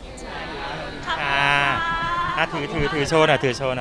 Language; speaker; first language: Thai; native; Thai